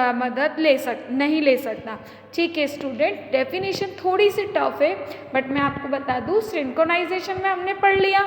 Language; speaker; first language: Hindi; native; Hindi